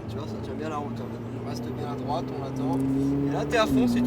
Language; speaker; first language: French; native; French